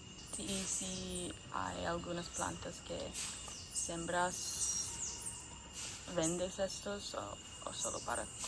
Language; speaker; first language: Spanish; non-native, learner; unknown